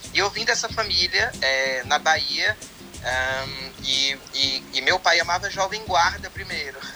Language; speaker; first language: Portuguese; native; Portuguese